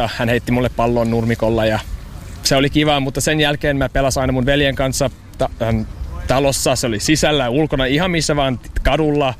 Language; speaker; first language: Finnish; non-native, fluent; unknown